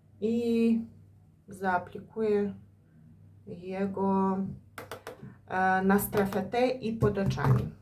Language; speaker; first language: Polish; non-native, fluent; Ukrainian